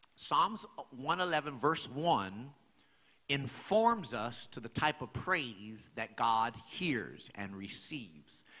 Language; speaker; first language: English; native; English